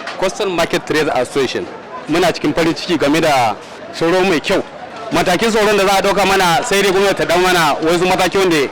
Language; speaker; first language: Hausa; non-native, local second language; Kanuri